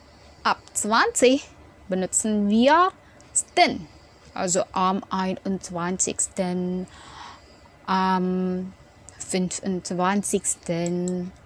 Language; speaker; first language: German; non-native, fluent; Indonesian